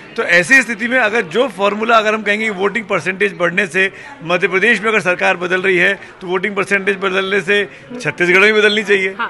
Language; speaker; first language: Hindi; native; Hindi